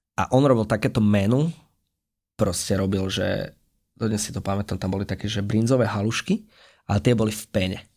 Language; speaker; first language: Slovak; native; Slovak